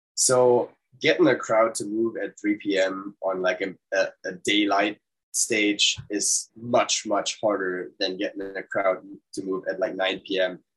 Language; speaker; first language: English; non-native, fluent; German